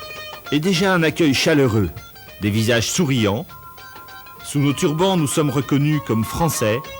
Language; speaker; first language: French; native; French